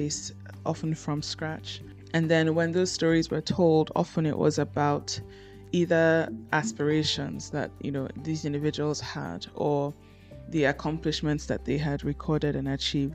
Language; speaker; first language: English; non-native, local second language; Igbo